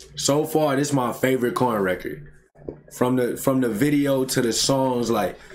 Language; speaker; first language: English; native; English